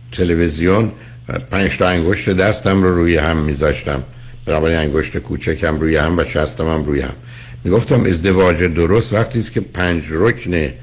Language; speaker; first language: Persian; native; Persian